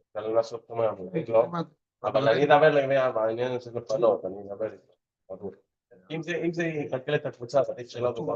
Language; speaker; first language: Hebrew; non-native, fluent; English